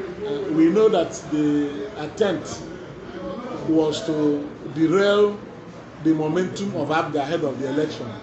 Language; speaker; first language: English; non-native, local second language; Igbo